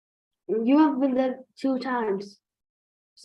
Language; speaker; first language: English; non-native, fluent; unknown